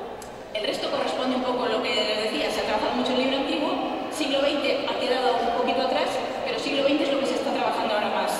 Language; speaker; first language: Spanish; native; Spanish